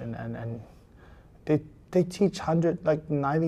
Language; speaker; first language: English; non-native, fluent; Samoan